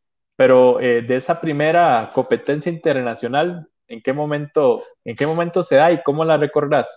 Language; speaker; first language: Spanish; native; Spanish